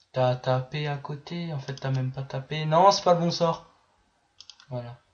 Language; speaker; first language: French; native; French